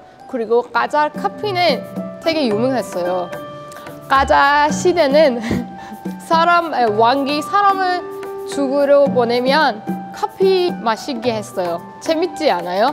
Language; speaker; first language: Korean; non-native, fluent; Persian